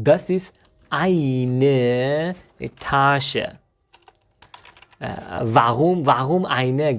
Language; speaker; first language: German; non-native, learner; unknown